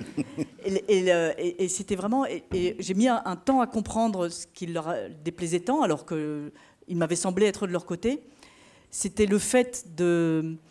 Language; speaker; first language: French; native; French